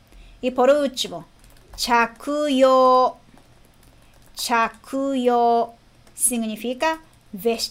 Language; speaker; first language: Portuguese; non-native, fluent; Japanese